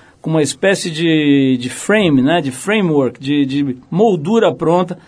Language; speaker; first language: Portuguese; native; Portuguese